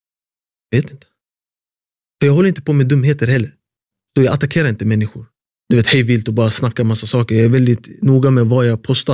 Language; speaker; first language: Swedish; early bilingual, other home language; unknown